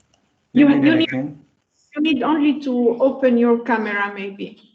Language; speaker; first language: English; non-native, fluent; Italian